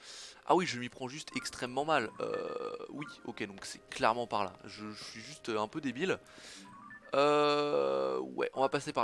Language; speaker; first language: French; native; French